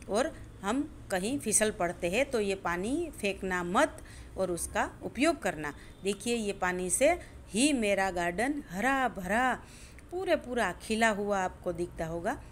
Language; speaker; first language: Hindi; non-native, local second language; Gujarati